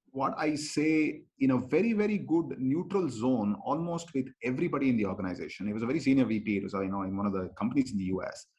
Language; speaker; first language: English; non-native, local second language; Kannada